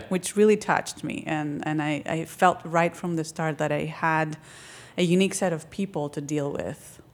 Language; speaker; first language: English; non-native, fluent; Greek